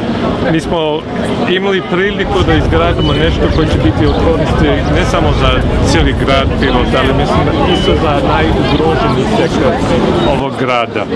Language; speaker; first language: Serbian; non-native, fluent; English